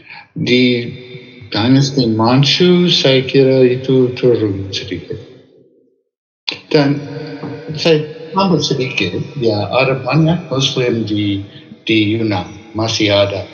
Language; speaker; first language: Indonesian; non-native, fluent; English